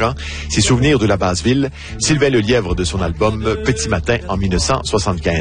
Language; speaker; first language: French; native; French